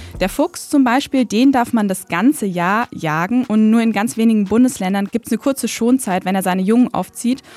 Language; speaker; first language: German; native; German